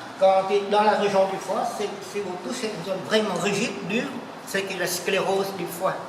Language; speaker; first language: French; native; French